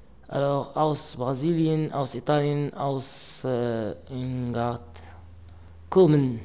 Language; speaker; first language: German; non-native, learner; Arabic